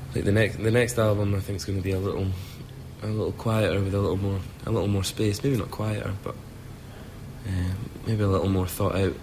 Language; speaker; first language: English; native; English